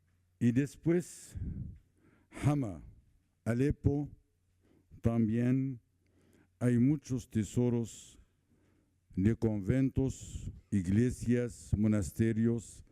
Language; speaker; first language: Spanish; non-native, fluent; Arabic